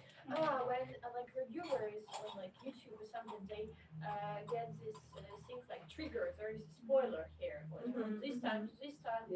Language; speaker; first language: English; non-native, fluent; Ukrainian